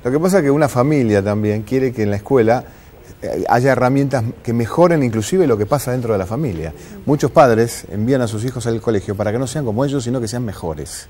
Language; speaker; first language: Spanish; native; Spanish